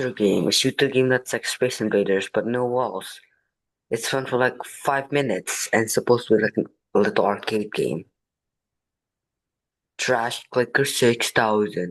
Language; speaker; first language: English; non-native, fluent; Indonesian